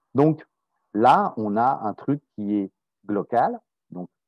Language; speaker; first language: French; native; French